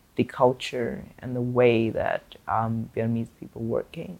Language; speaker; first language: English; non-native, fluent; Vietnamese